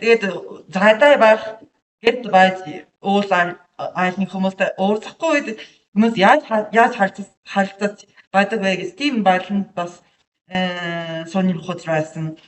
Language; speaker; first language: Mongolian; non-native, learner; Japanese